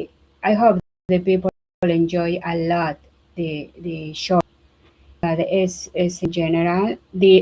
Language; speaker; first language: English; non-native, learner; Spanish